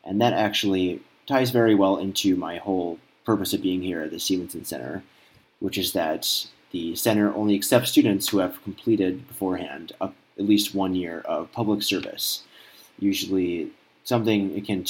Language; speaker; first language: English; native; English